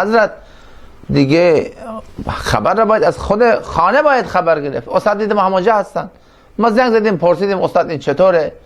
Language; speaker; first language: Persian; non-native, local second language; Turkmen